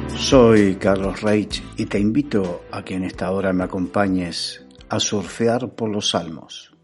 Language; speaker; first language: Spanish; native; Spanish